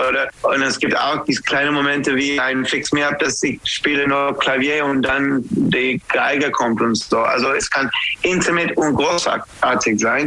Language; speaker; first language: German; non-native, learner; English